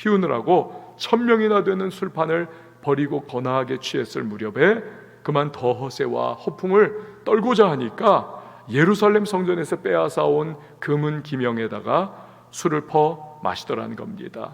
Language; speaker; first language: Korean; native; Korean